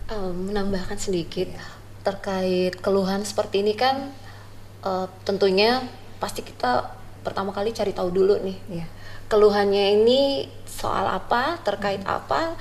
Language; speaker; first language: Indonesian; native; Indonesian